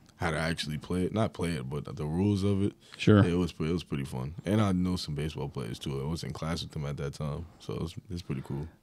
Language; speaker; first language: English; native; English